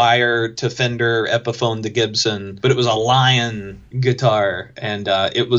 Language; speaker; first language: English; native; English